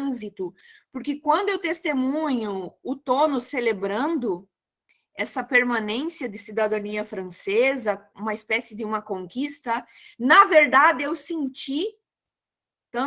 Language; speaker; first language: Portuguese; native; Portuguese